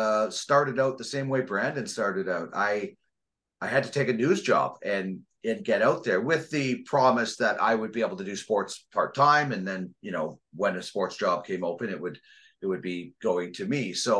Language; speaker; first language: English; native; English